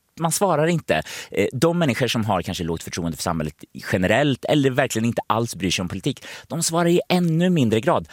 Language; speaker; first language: Swedish; native; Swedish